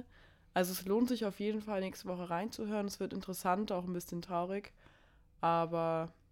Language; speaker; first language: German; native; German